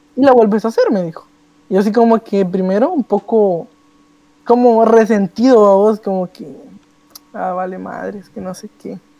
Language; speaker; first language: Spanish; native; Spanish